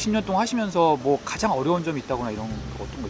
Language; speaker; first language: Korean; native; Korean